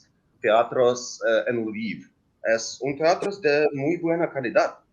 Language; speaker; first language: Spanish; non-native, learner; Ukrainian